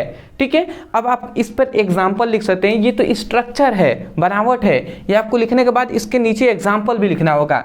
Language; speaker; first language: Hindi; native; Hindi